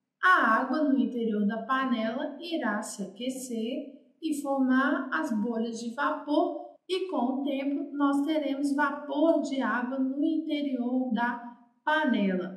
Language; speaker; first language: Portuguese; native; Portuguese